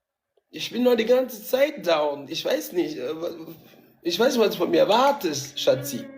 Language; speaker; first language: German; native; German